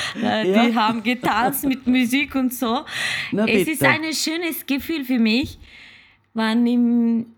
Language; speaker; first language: German; non-native, learner; Turkish